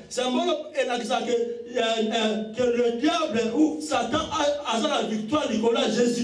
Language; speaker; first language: French; non-native, local second language; Lingala